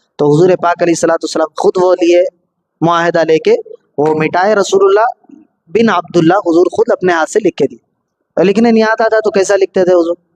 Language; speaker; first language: Urdu; native; Urdu